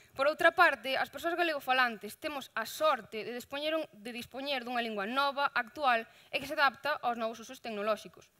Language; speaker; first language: Galician; native; Galician